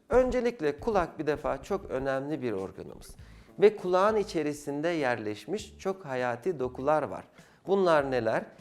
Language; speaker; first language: Turkish; native; Turkish